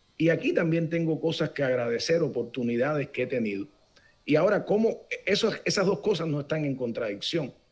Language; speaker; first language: Spanish; native; Spanish